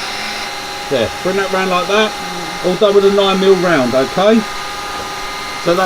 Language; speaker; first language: English; native; English